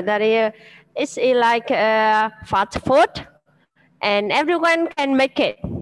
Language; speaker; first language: English; non-native, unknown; Vietnamese